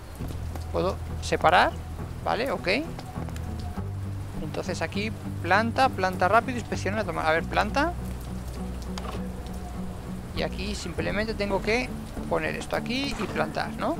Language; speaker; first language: Spanish; native; Spanish